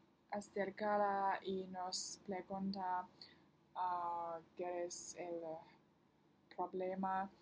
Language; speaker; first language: Spanish; non-native, learner; Chinese